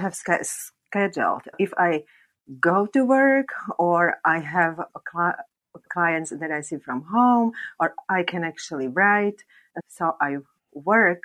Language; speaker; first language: English; non-native, fluent; Slovak